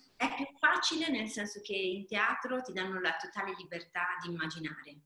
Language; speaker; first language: Italian; native; Italian